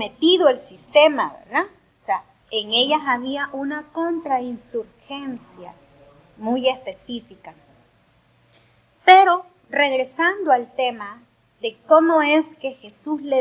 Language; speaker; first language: Spanish; native; Spanish